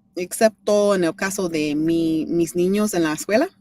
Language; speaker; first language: Spanish; non-native, learner; English